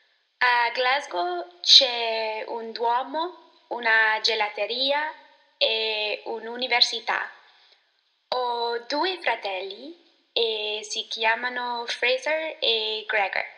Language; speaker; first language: Italian; non-native, learner; English